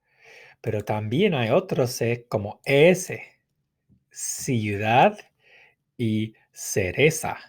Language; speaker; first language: Spanish; non-native, fluent; English